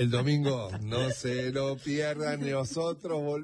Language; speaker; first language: Spanish; native; Spanish